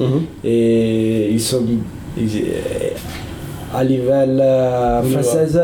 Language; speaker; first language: French; non-native, learner; Italian